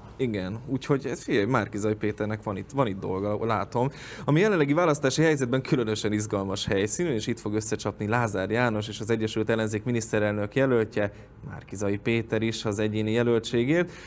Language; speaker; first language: Hungarian; native; Hungarian